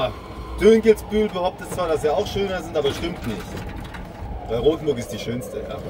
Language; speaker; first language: German; native; German